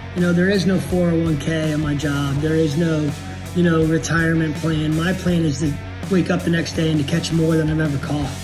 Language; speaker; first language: English; native; English